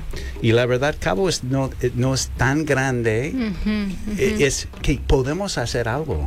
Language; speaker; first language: Spanish; non-native, learner; English